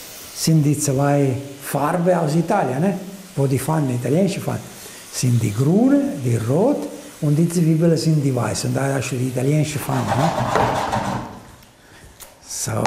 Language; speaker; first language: German; non-native, learner; Italian